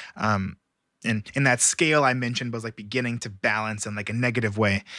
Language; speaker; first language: English; native; English